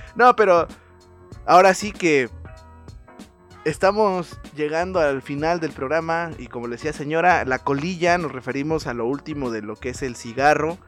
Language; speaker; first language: Spanish; native; Spanish